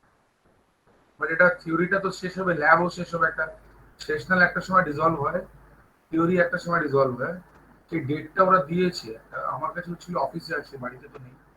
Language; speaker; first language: Bangla; native; Bangla